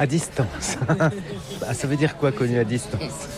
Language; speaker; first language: French; native; French